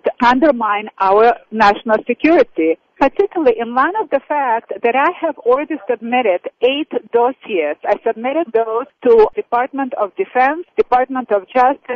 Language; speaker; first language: English; non-native, fluent; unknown